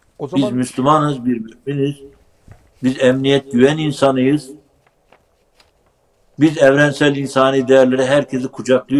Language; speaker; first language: Turkish; native; Turkish